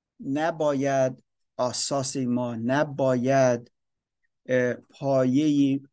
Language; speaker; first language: Persian; non-native, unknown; German